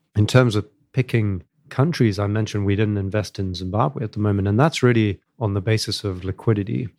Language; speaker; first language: English; native; English